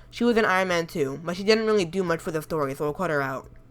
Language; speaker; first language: English; native; English